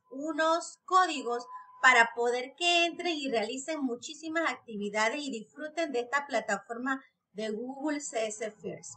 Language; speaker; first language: Spanish; native; Spanish